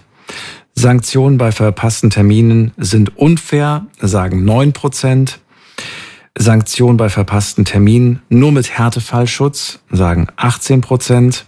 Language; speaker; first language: German; native; German